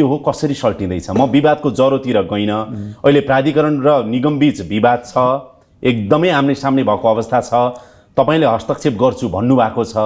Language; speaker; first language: Nepali; native; Nepali